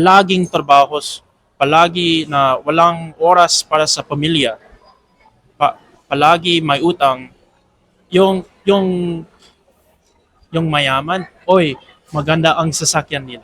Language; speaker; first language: Filipino; non-native, fluent; English